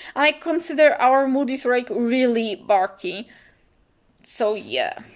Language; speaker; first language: English; non-native, fluent; Polish